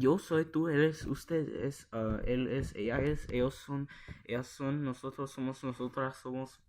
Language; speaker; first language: Spanish; non-native, learner; English